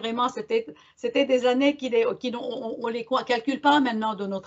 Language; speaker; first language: French; non-native, local second language; Arabic